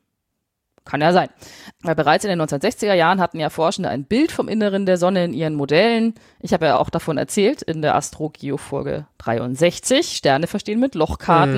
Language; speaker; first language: German; native; German